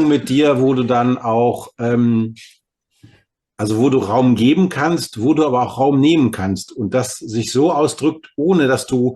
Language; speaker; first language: German; native; German